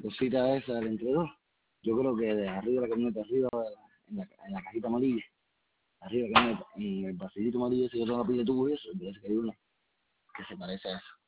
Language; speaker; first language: Spanish; native; Spanish